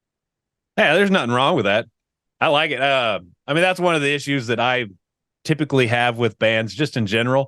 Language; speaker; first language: English; native; English